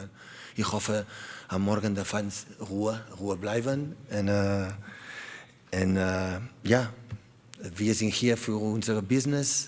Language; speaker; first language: German; non-native, learner; Catalan